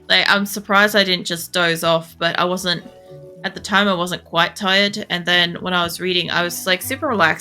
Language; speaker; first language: English; native; English